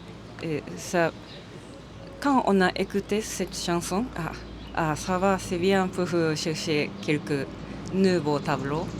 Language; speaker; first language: French; non-native, learner; Japanese